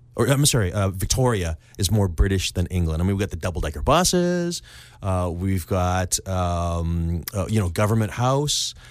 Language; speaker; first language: English; native; English